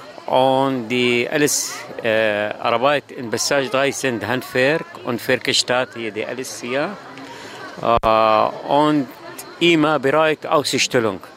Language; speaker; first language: German; non-native, learner; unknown